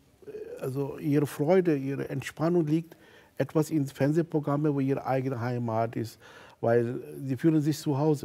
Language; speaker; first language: German; non-native, fluent; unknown